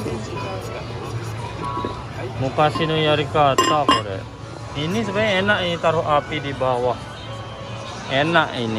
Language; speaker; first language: Indonesian; native; Indonesian